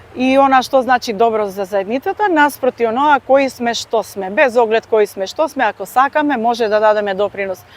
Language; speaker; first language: Macedonian; native; Macedonian